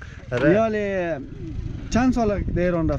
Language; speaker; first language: Persian; native; Persian